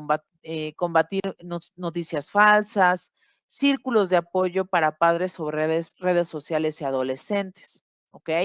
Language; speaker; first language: Spanish; native; Spanish